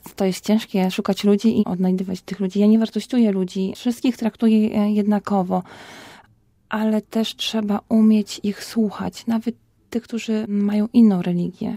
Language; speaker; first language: Polish; native; Polish